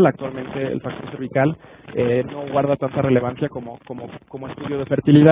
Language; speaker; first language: Spanish; native; Spanish